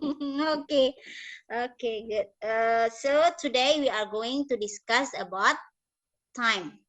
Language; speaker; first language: English; non-native, learner; Indonesian